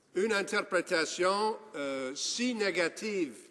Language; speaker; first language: French; non-native, local second language; English